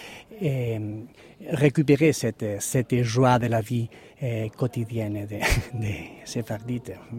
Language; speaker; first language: French; non-native, fluent; Spanish